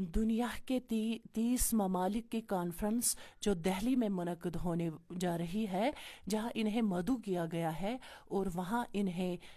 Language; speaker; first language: Urdu; non-native, local second language; Kashmiri